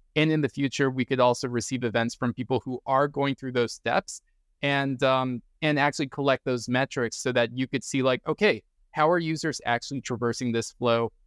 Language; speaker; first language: English; native; English